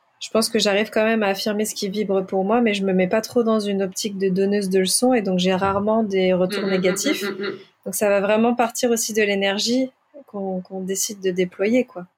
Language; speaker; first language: French; native; French